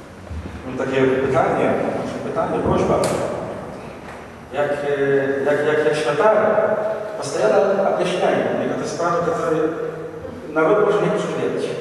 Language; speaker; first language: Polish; non-native, learner; Russian